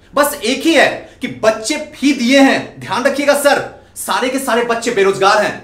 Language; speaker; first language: Hindi; native; Hindi